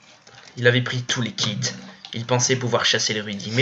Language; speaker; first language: French; native; French